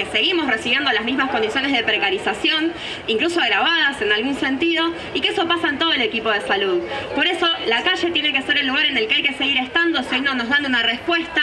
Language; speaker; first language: Spanish; native; Spanish